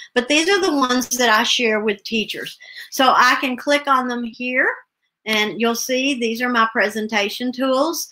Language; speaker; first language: English; native; English